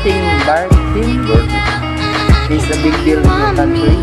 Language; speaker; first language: English; non-native, local second language; Cebuano